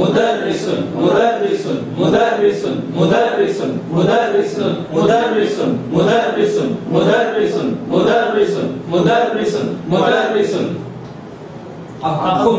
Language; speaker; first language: Arabic; non-native, learner; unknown